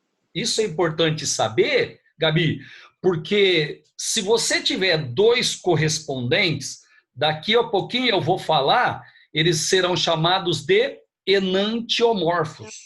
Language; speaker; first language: Portuguese; native; Portuguese